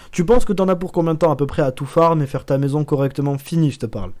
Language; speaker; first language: French; native; French